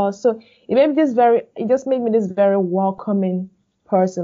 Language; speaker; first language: English; non-native, local second language; Igbo